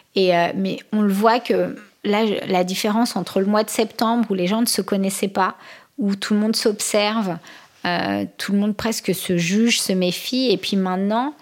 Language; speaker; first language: French; native; French